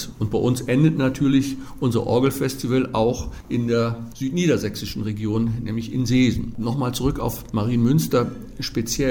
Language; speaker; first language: German; native; German